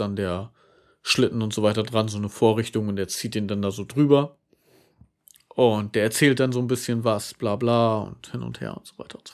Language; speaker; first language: German; native; German